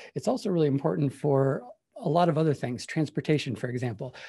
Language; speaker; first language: English; native; English